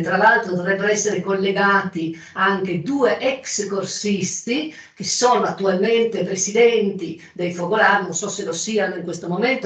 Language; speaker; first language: Italian; native; Italian